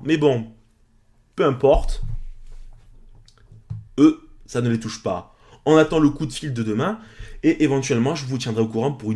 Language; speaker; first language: French; native; French